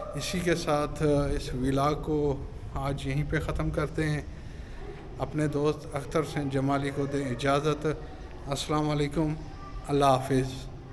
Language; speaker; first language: Urdu; non-native, local second language; Sindhi